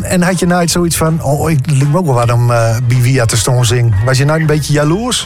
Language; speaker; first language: Dutch; native; Dutch